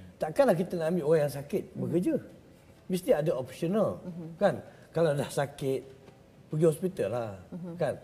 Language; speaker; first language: Malay; native; Malay